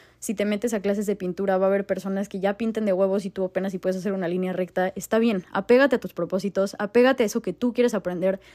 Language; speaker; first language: Spanish; native; Spanish